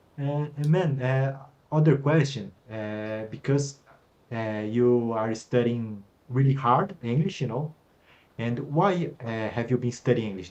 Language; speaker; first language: English; non-native, fluent; Portuguese